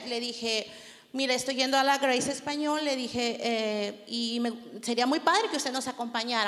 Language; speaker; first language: Spanish; native; Spanish